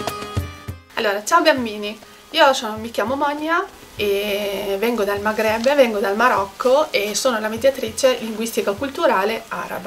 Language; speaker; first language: Italian; non-native, fluent; Arabic